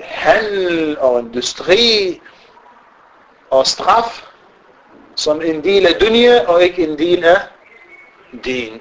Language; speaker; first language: Danish; non-native, fluent; Arabic